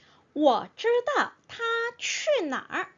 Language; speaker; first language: Chinese; non-native, fluent; Korean